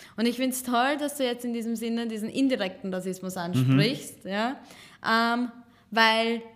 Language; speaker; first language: German; early bilingual, other home language; Serbian